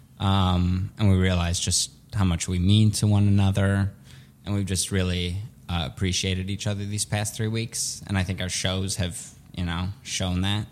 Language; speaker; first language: English; early bilingual, other home language; Russian